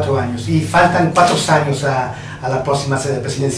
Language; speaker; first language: Spanish; non-native, fluent; Italian